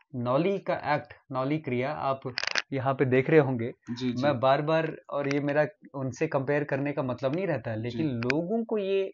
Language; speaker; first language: Hindi; non-native, local second language; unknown